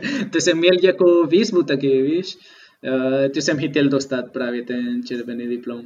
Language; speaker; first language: Czech; non-native, fluent; Spanish